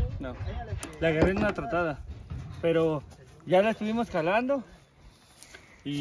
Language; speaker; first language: Spanish; native; Spanish